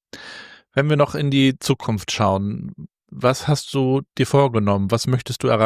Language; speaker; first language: German; native; German